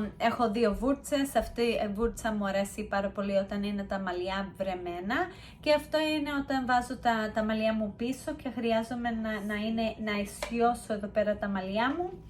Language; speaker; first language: Greek; early bilingual, heritage; Greek